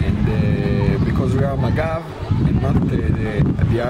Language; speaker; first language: English; non-native, fluent; Hebrew